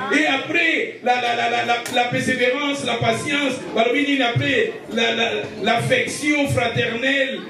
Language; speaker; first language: French; non-native, local second language; Lingala